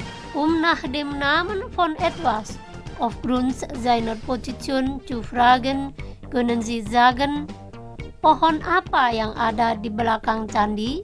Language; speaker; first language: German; non-native, fluent; Indonesian